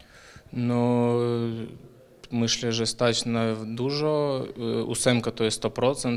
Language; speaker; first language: Polish; non-native, fluent; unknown